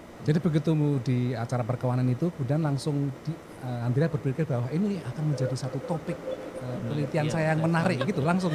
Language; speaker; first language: Indonesian; native; Indonesian